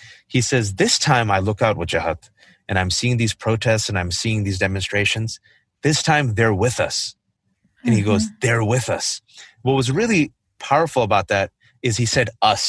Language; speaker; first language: English; native; English